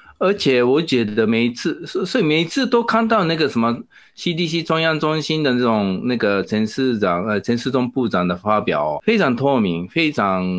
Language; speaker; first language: Chinese; non-native, fluent; Japanese